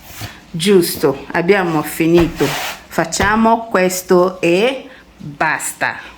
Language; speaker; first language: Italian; non-native, fluent; English